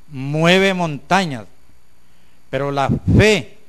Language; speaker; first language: Spanish; native; Spanish